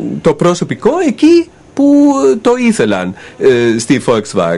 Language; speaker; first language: Greek; non-native, fluent; German